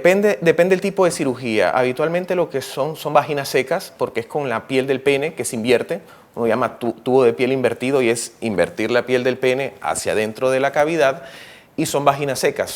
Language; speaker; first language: Spanish; native; Spanish